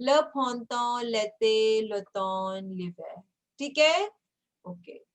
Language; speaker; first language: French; non-native, fluent; Hindi